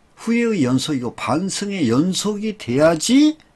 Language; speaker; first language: Korean; native; Korean